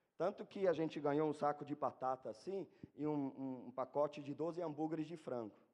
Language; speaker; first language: Portuguese; non-native, fluent; German